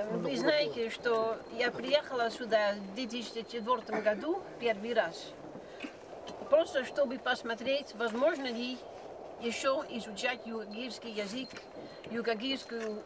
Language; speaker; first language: Russian; non-native, fluent; Dutch